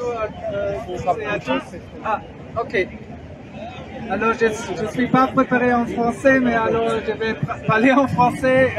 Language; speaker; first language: French; non-native, learner; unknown